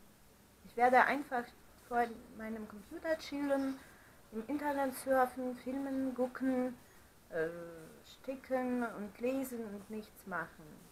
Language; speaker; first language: German; non-native, fluent; Russian